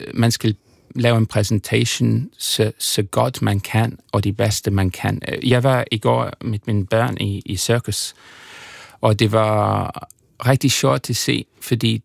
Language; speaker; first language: Danish; non-native, learner; English